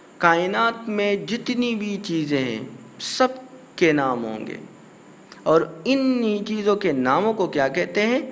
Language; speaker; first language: Urdu; non-native, local second language; Pashto